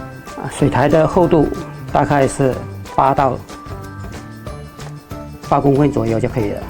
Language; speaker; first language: Chinese; native; Chinese